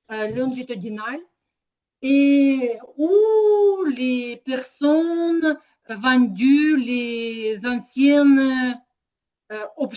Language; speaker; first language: French; non-native, learner; Ukrainian